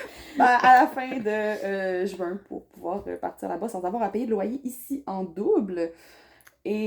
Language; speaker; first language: French; native; French